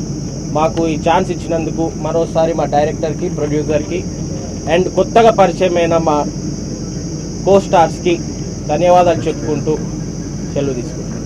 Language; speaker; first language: Telugu; native; Telugu